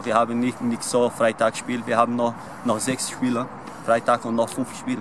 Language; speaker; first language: German; non-native, learner; Portuguese